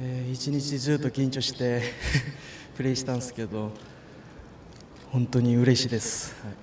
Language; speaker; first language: Japanese; non-native, fluent; Korean